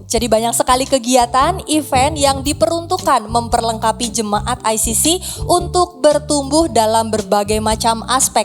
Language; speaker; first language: Indonesian; native; Indonesian